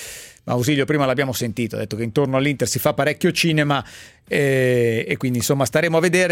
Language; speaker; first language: Italian; native; Italian